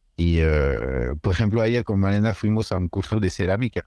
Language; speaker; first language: Spanish; non-native, fluent; French